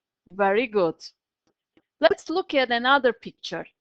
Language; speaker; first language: English; non-native, fluent; Turkish